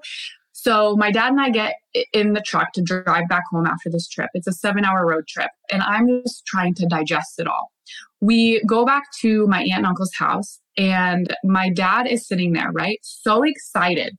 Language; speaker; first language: English; native; English